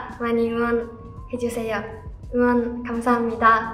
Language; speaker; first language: Korean; non-native, learner; Japanese